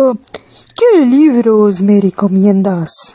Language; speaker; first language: Spanish; non-native, learner; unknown